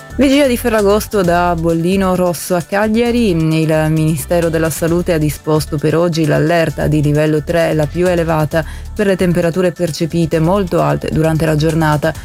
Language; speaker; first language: Italian; native; Italian